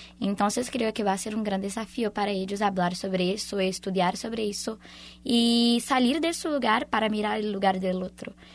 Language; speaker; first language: Spanish; non-native, fluent; Portuguese